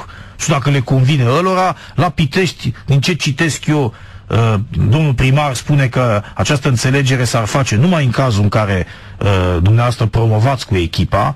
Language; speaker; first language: Romanian; native; Romanian